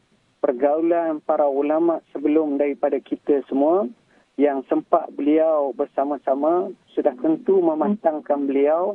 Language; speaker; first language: Malay; native; Malay